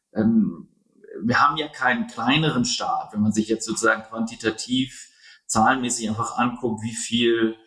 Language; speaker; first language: German; native; German